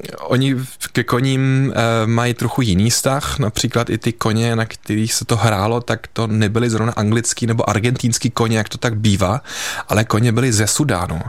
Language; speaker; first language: Czech; early bilingual, heritage; Czech